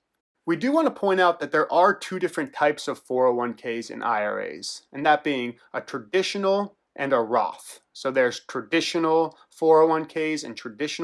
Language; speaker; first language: English; native; English